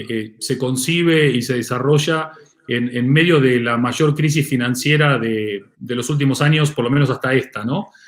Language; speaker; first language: Spanish; native; Spanish